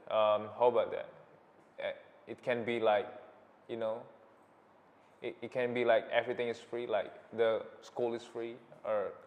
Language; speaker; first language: English; non-native, learner; Indonesian